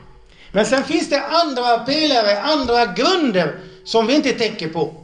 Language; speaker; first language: Swedish; non-native, local second language; Arabic